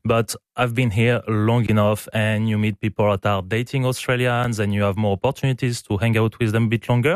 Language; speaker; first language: English; non-native, fluent; French